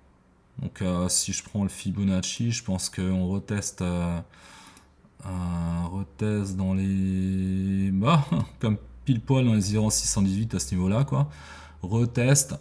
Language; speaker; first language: French; native; French